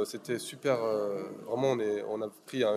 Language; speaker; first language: French; native; French